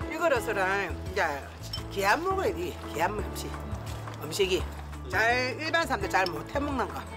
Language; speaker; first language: Korean; native; Korean